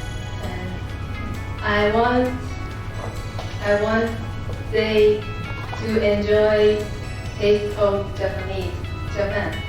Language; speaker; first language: English; non-native, learner; Japanese